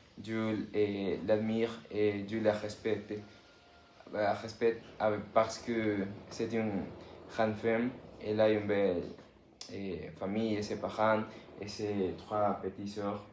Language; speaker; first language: French; non-native, learner; Spanish